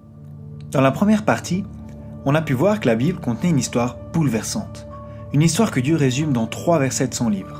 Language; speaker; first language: French; native; French